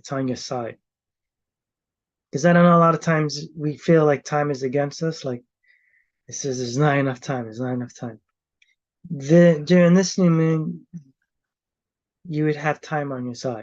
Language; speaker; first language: English; native; English